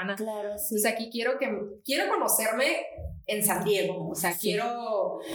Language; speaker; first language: Spanish; native; Spanish